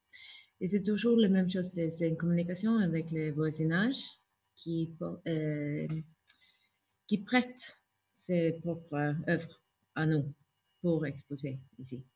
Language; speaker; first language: French; non-native, fluent; Norwegian